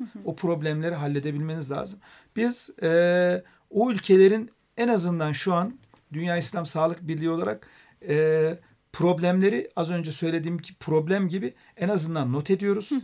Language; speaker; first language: Turkish; native; Turkish